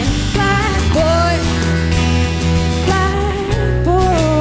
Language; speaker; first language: English; non-native, local second language; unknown